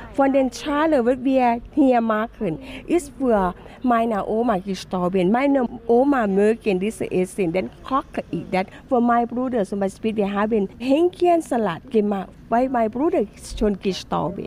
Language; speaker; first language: German; non-native, learner; Thai